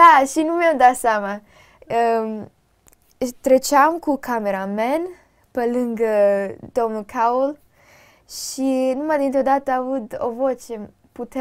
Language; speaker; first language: Romanian; early bilingual, heritage; Romanian